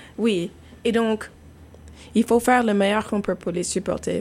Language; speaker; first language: French; non-native, fluent; English